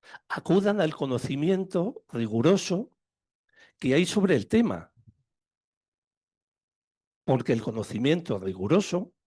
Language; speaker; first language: Spanish; native; Spanish